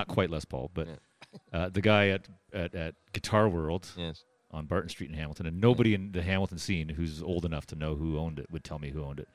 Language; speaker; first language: English; native; English